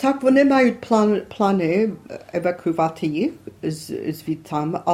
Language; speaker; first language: Ukrainian; early bilingual, heritage; Ukrainian